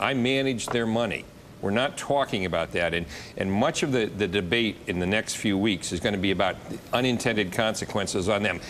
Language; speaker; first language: English; native; English